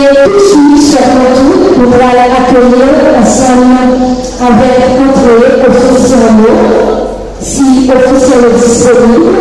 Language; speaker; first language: French; non-native, local second language; Haitian Creole